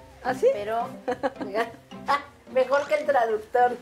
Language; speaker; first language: Spanish; non-native, learner; Korean